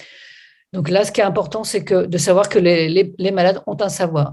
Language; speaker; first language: French; native; French